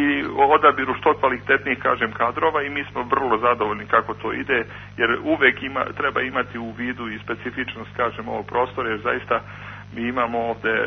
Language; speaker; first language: Croatian; native; Croatian